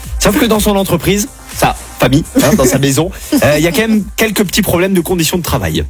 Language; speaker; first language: French; native; French